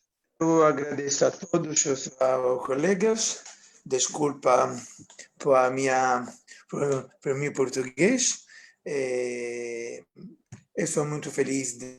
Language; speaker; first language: Portuguese; non-native, fluent; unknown